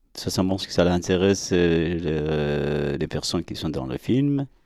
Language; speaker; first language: French; non-native, learner; Persian